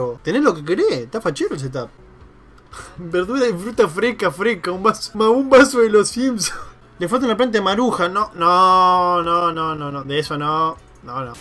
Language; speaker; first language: Spanish; native; Spanish